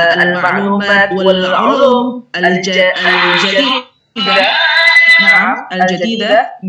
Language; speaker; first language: Arabic; non-native, fluent; Indonesian